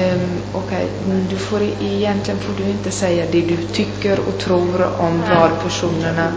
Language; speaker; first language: Swedish; non-native, fluent; Italian